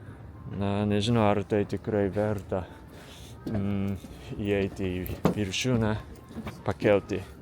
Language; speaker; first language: Lithuanian; non-native, fluent; Japanese